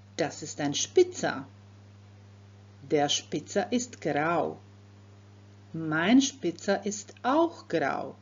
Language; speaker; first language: German; non-native, fluent; Croatian